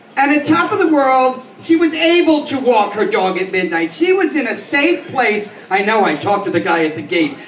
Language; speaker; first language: English; native; English